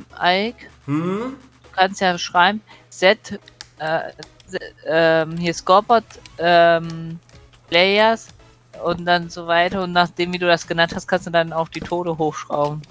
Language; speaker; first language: German; native; German